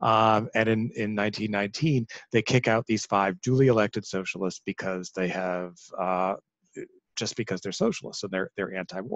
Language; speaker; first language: English; native; English